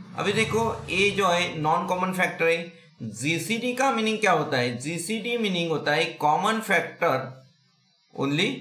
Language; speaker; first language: Hindi; non-native, local second language; Marathi